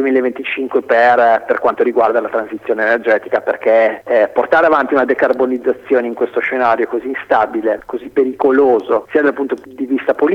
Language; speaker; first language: Italian; native; Italian